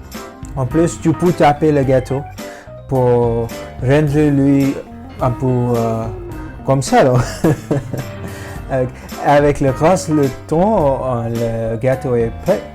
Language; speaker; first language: French; non-native, fluent; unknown